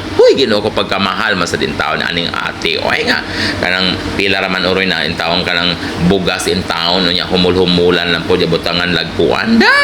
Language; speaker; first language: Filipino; non-native, local second language; Cebuano